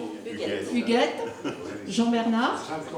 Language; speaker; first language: French; native; French